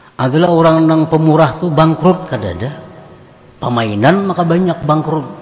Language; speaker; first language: Indonesian; non-native, local second language; Banjar